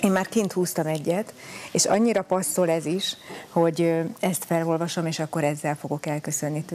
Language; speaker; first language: Hungarian; native; Hungarian